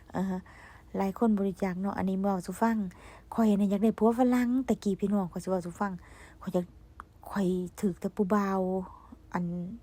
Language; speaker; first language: Thai; native; Thai